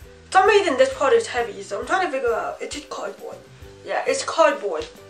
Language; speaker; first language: English; early bilingual, other home language; Chinese